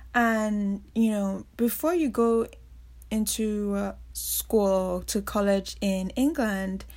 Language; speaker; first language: English; non-native, local second language; Yoruba